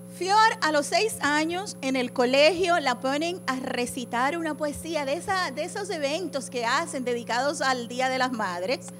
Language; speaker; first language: Spanish; early bilingual, heritage; Spanish